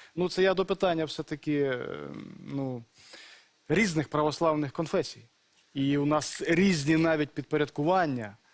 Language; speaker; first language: Ukrainian; native; Ukrainian